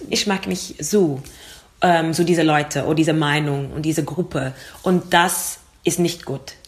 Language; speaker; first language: German; non-native, learner; English